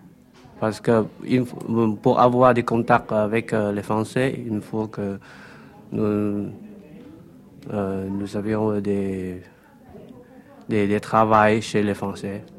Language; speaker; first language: French; non-native, learner; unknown